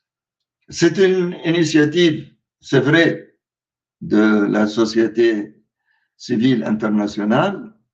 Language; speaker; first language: French; non-native, fluent; Arabic